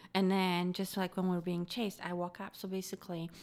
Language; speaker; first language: English; non-native, fluent; Polish